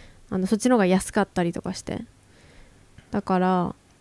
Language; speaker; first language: Japanese; native; Japanese